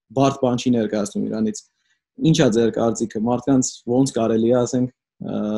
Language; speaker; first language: Armenian; early bilingual, heritage; Armenian